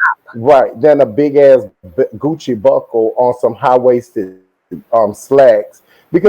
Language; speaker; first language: English; native; English